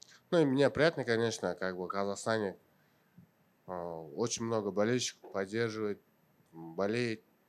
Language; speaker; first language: Russian; non-native, local second language; Kazakh